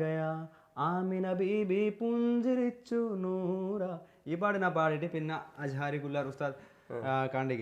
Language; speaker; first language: Malayalam; non-native, local second language; Bangla